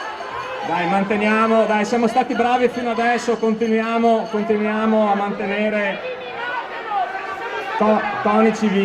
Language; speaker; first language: Italian; native; Italian